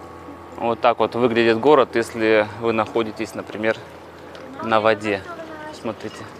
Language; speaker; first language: Russian; native; Russian